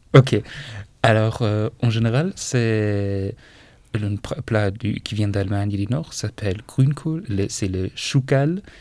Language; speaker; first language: French; non-native, fluent; German